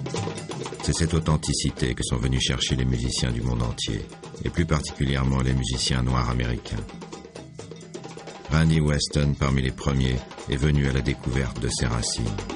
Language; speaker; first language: French; native; French